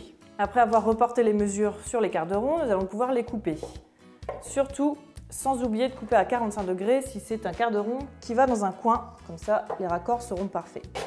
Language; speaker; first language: French; native; French